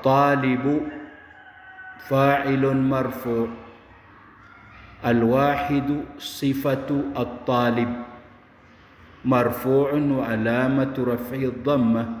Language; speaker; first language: Arabic; non-native, fluent; Filipino